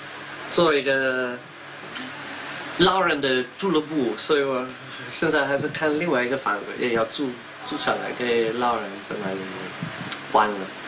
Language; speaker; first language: Chinese; non-native, learner; English